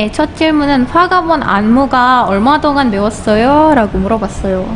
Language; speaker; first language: Korean; non-native, fluent; Indonesian